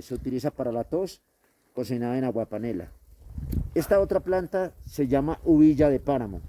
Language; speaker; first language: Spanish; native; Spanish